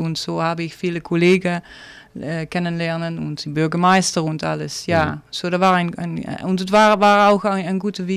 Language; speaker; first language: German; non-native, learner; Dutch